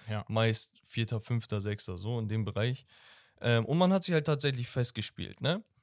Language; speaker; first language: German; early bilingual, other home language; Turkish